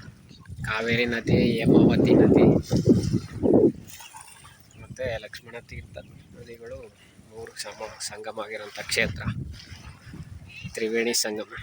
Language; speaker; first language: Kannada; native; Kannada